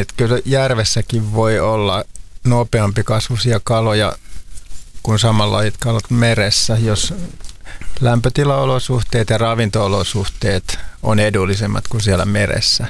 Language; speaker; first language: Finnish; native; Finnish